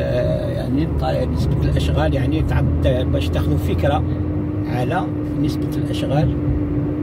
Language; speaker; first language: Arabic; native; Arabic